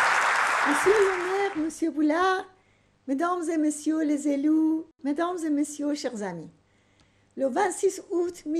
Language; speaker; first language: French; non-native, fluent; Persian